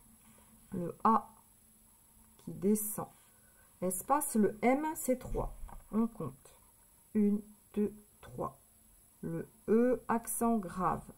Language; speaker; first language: French; native; French